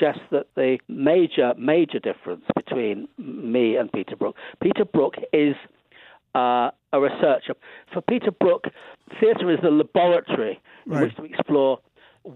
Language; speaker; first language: English; native; English